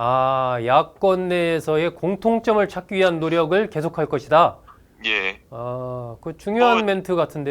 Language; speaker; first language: Korean; native; Korean